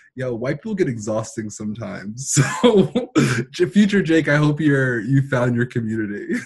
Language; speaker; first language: English; native; English